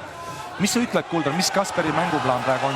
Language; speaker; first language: Estonian; native; Estonian